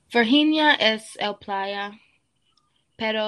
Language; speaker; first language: Spanish; non-native, learner; English